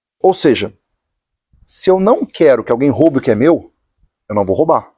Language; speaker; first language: Portuguese; native; Portuguese